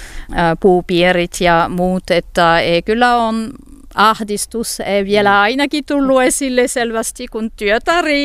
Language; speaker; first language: Finnish; non-native, learner; French